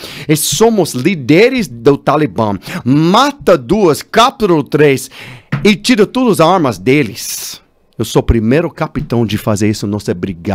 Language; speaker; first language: Portuguese; non-native, learner; English